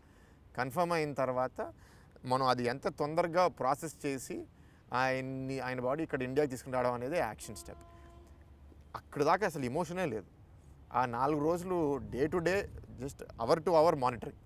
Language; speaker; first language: Telugu; native; Telugu